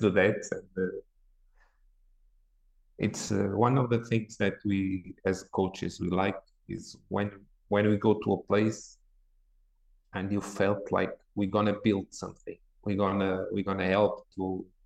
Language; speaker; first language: English; non-native, fluent; Portuguese